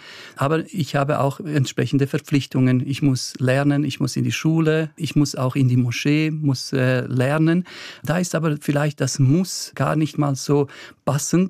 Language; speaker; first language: German; early bilingual, other home language; Bosnian